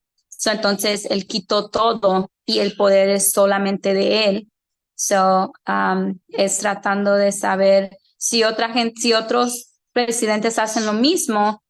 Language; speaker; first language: Spanish; early bilingual, heritage; Spanish